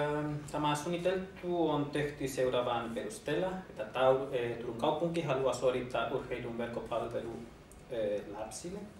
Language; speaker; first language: Finnish; non-native, learner; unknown